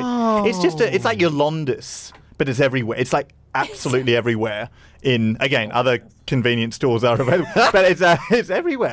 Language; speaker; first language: English; native; English